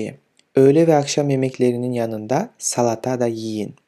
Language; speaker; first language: Turkish; non-native, fluent; Kyrgyz